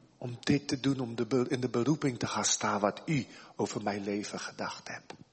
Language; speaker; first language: Dutch; early bilingual, heritage; Dutch